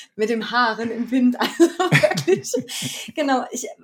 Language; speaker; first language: German; native; German